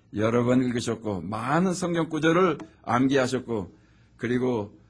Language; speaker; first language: Korean; native; Korean